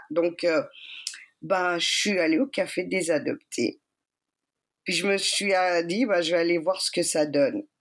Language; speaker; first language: French; native; French